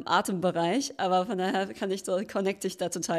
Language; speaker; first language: German; native; German